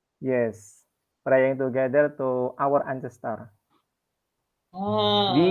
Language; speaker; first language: English; non-native, learner; Indonesian